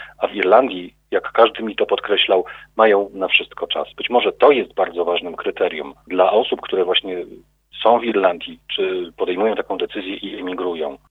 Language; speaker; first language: Polish; native; Polish